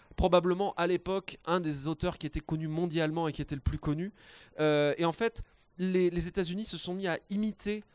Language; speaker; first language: French; non-native, fluent; English